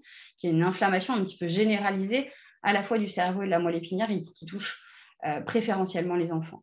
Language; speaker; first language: French; native; French